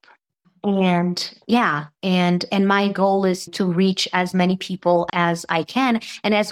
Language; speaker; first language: English; non-native, fluent; Serbian